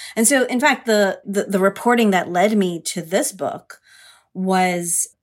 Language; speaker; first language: English; early bilingual, other home language; Hindi